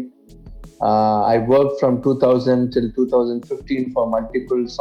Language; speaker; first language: English; non-native, local second language; Tamil